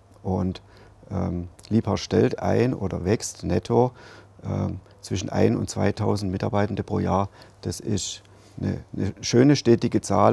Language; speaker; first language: German; native; German